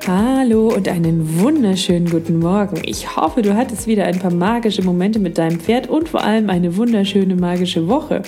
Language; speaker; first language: German; native; German